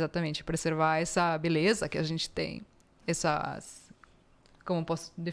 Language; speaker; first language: Portuguese; non-native, fluent; Italian